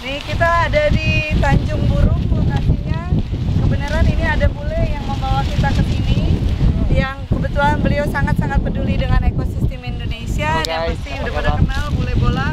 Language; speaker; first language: Indonesian; non-native, fluent; English